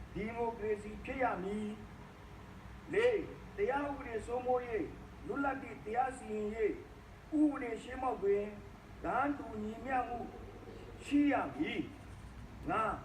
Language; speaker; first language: Burmese; non-native, local second language; Shan